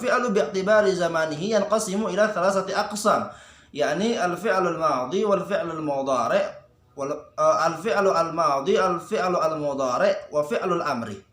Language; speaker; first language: Arabic; non-native, learner; Indonesian